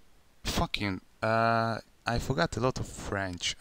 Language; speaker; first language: English; non-native, learner; Hungarian